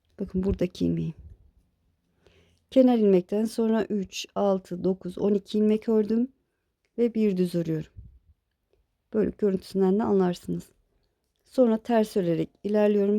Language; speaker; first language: Turkish; native; Turkish